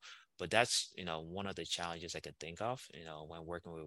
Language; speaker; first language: English; non-native, local second language; Igbo